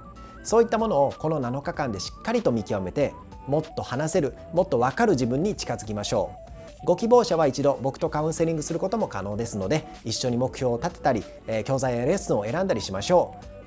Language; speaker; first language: Japanese; native; Japanese